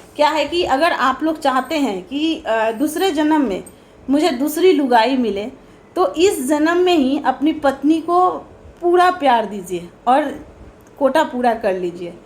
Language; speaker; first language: Hindi; native; Hindi